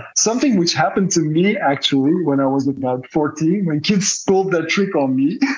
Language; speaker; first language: English; non-native, fluent; Dutch